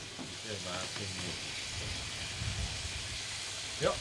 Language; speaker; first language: German; native; German